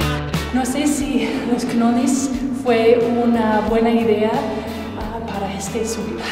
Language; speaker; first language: Spanish; non-native, fluent; English